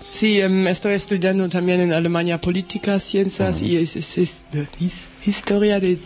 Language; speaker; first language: Spanish; non-native, learner; German